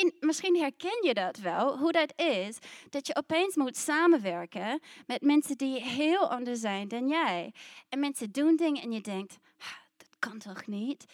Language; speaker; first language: Dutch; non-native, fluent; English